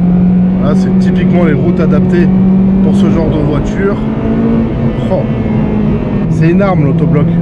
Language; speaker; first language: French; native; French